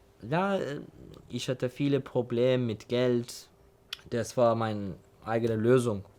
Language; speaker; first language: German; non-native, learner; Turkish